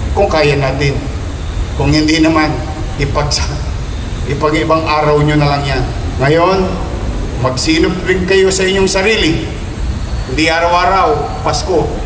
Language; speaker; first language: Filipino; native; Filipino